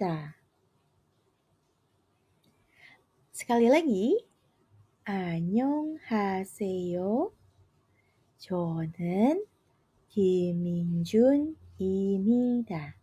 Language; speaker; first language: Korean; non-native, fluent; Indonesian